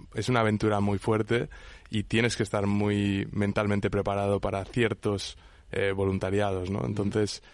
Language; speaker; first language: Spanish; native; Spanish